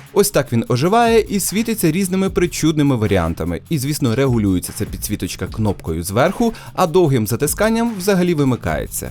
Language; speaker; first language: Ukrainian; non-native, local second language; Russian